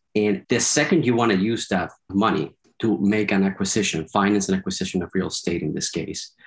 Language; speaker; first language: English; non-native, fluent; Spanish